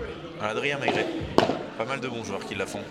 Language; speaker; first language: French; native; French